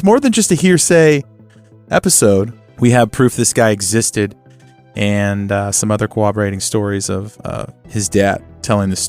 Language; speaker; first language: English; native; English